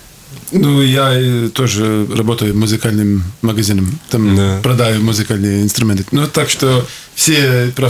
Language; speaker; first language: Russian; non-native, local second language; Latvian